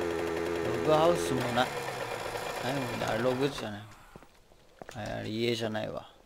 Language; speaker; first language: Japanese; native; Japanese